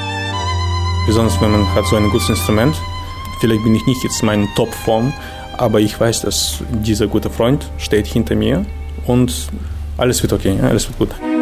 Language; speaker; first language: German; non-native, fluent; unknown